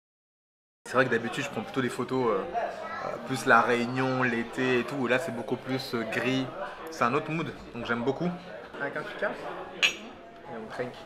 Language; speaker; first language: French; native; French